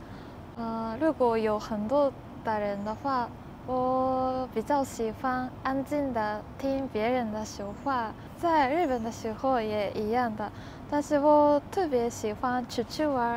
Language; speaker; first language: Chinese; non-native, learner; Japanese